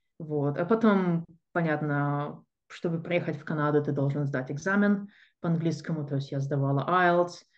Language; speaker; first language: Russian; native; Russian